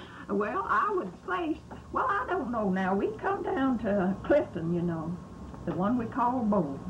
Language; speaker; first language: English; native; English